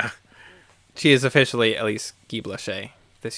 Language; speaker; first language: English; native; English